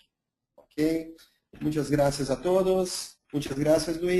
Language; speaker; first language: Spanish; non-native, fluent; Portuguese